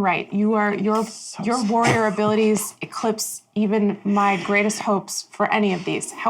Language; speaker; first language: English; native; English